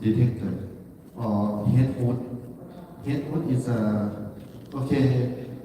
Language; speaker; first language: English; non-native, learner; Thai